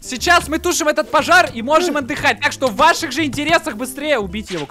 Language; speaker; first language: Russian; native; Russian